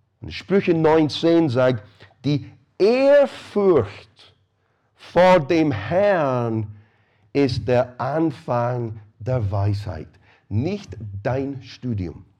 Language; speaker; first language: German; non-native, fluent; English